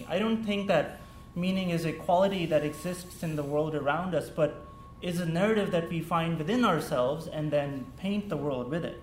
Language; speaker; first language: English; non-native, local second language; Urdu